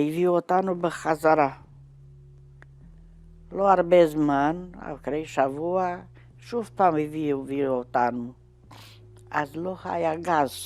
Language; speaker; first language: Hebrew; non-native, fluent; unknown